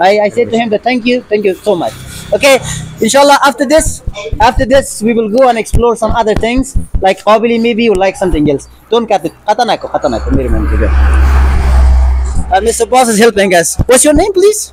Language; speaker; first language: English; non-native, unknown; Persian